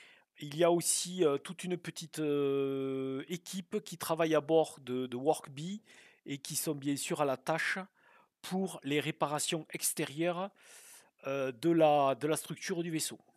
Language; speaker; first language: French; native; French